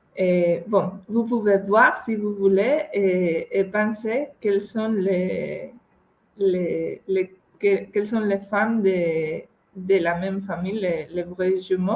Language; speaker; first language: French; non-native, fluent; Spanish